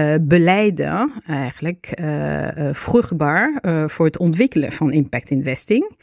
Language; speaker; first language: Dutch; non-native, fluent; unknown